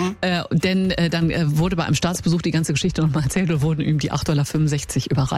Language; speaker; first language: German; native; German